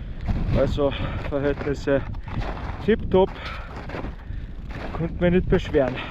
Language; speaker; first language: German; native; German